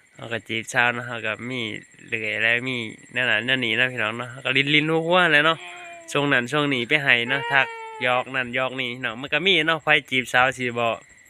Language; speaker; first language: Thai; native; Thai